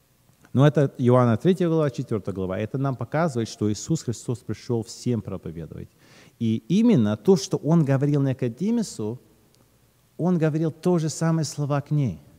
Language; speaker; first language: Russian; early bilingual, heritage; Russian